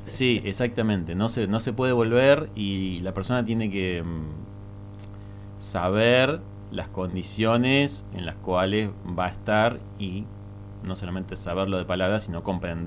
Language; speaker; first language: Spanish; native; Spanish